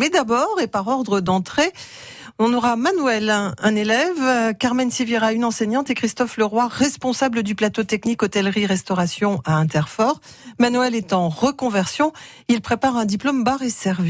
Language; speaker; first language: French; native; French